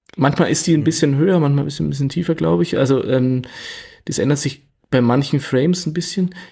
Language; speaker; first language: German; native; German